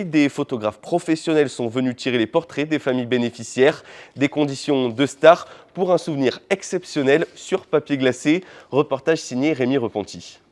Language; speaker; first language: French; native; French